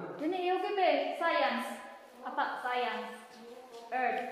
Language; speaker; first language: Korean; non-native, learner; Filipino